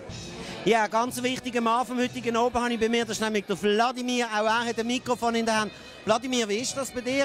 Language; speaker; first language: German; native; German